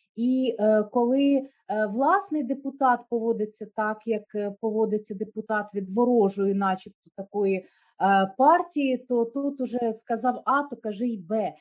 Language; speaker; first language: Ukrainian; native; Ukrainian